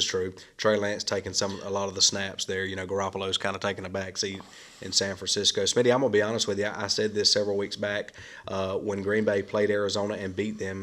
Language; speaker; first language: English; native; English